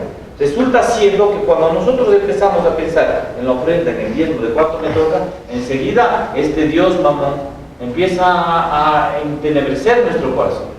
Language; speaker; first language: Spanish; native; Spanish